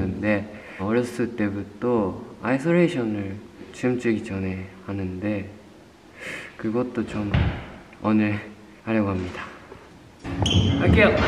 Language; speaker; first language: Korean; non-native, fluent; Japanese